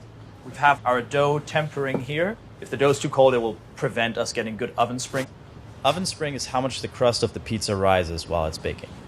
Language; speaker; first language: English; native; English